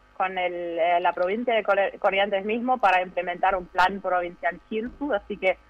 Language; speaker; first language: Spanish; non-native, fluent; German